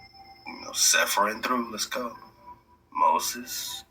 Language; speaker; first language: English; native; English